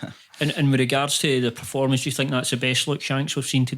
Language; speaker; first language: English; native; English